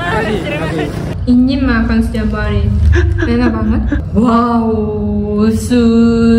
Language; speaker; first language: Indonesian; non-native, learner; Japanese